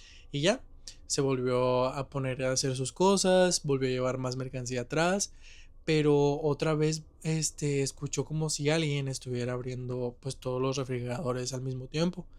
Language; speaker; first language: Spanish; native; Spanish